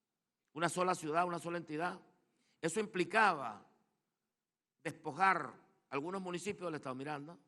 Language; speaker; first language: Spanish; native; Spanish